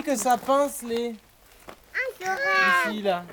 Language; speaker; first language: French; native; French